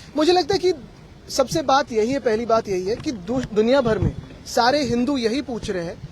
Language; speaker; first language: Hindi; non-native, local second language; Marathi